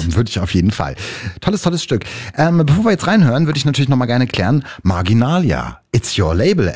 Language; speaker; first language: German; native; German